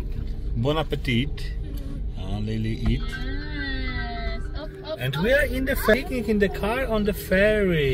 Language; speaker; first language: English; non-native, learner; Polish